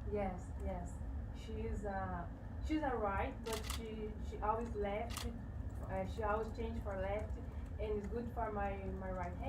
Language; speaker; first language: English; non-native, learner; Portuguese